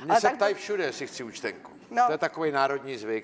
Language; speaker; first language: Czech; native; Czech